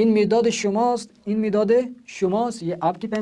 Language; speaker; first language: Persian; non-native, fluent; Urdu